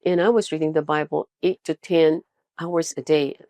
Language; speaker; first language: English; non-native, local second language; Filipino